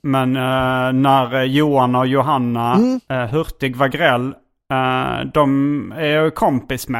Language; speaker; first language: Swedish; native; Swedish